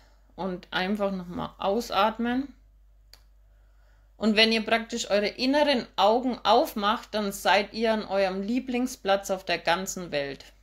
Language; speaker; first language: German; native; German